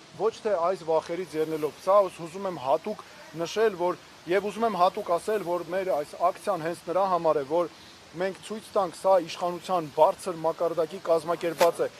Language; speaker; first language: Armenian; native; Armenian